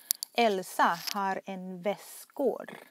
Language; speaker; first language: Swedish; non-native, fluent; Thai